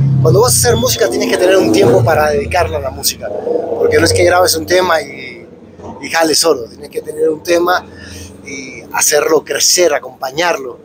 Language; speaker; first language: Spanish; native; Spanish